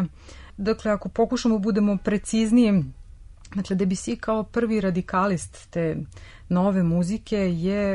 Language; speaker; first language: Serbian; native; Serbian